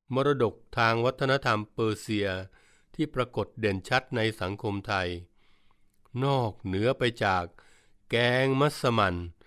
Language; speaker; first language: Thai; native; Thai